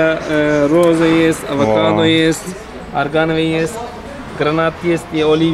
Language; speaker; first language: Russian; non-native, learner; Turkish